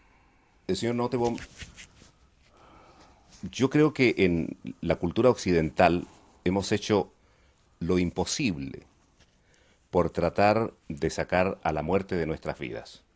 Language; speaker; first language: Spanish; native; Spanish